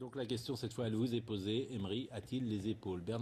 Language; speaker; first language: French; native; French